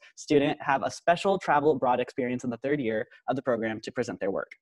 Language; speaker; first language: English; native; English